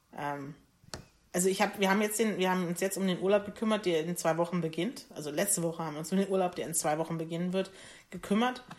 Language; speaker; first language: German; native; German